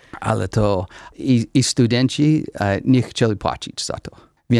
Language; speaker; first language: Polish; non-native, learner; English